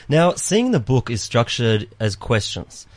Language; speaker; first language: English; native; English